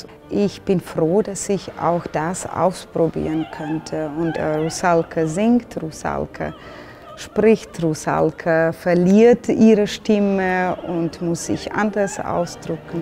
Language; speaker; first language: German; non-native, fluent; Russian